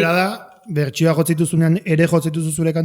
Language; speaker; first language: Basque; native; Basque